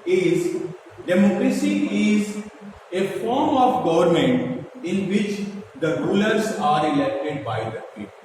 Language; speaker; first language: English; non-native, local second language; Hindi